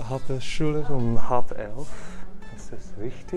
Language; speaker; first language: German; non-native, learner; Cantonese